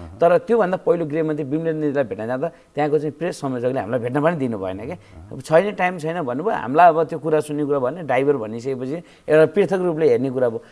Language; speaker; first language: Nepali; native; Nepali